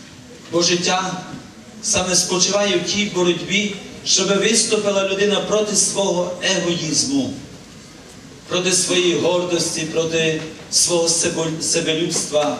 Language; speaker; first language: Ukrainian; native; Ukrainian